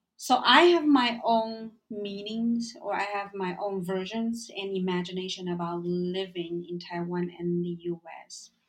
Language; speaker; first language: English; non-native, fluent; Chinese